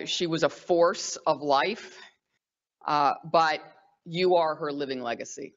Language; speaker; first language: English; native; English